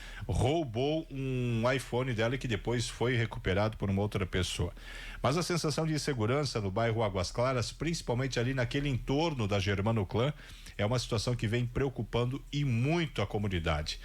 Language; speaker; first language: Portuguese; native; Portuguese